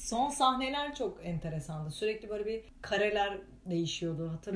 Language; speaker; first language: Turkish; non-native, fluent; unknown